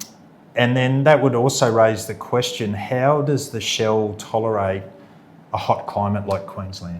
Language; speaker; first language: English; native; English